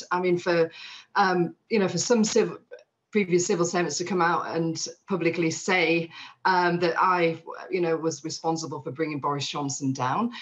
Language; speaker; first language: English; native; English